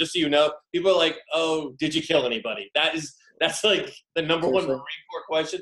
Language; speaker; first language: English; native; English